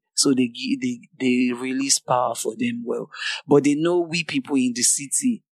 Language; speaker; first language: English; non-native, local second language; Yoruba